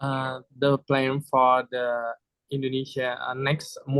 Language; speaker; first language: English; non-native, learner; Indonesian